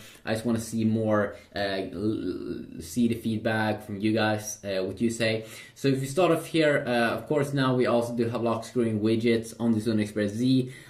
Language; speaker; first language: English; non-native, fluent; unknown